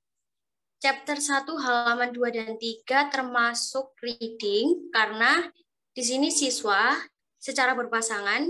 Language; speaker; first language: Indonesian; native; Indonesian